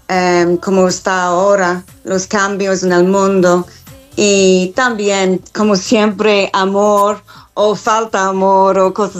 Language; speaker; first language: Spanish; non-native, fluent; English